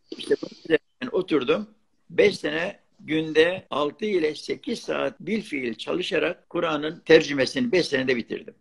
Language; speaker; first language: Turkish; non-native, local second language; Arabic